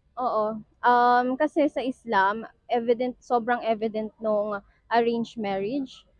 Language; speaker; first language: Filipino; native; Filipino